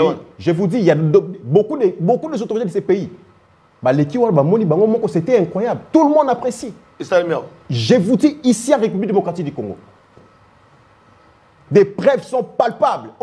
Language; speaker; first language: French; non-native, local second language; Lingala